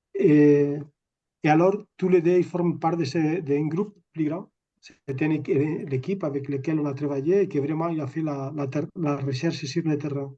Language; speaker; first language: French; non-native, fluent; Catalan